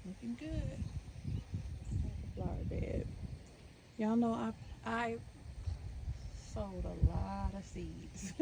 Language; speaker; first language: English; native; English